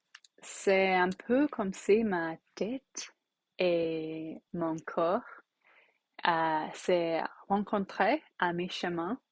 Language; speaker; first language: French; non-native, learner; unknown